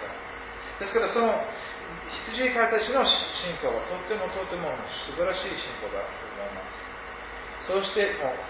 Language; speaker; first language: Japanese; non-native, fluent; English